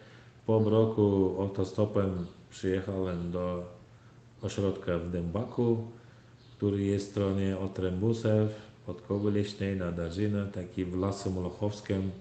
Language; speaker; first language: Polish; non-native, learner; Turkmen